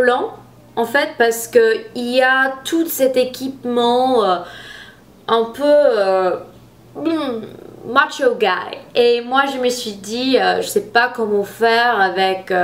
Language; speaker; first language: French; non-native, fluent; English